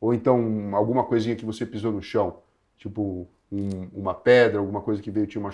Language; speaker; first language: Portuguese; native; Portuguese